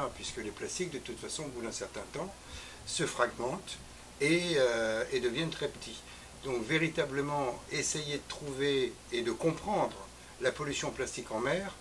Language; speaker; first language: French; native; French